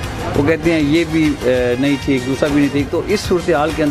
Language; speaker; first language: Urdu; native; Urdu